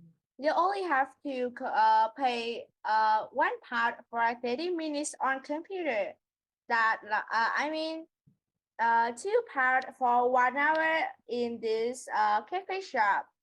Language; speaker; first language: English; non-native, learner; Vietnamese